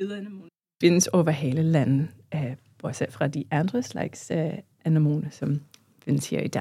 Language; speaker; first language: Danish; non-native, fluent; English